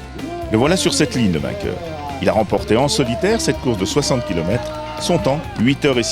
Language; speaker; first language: French; native; French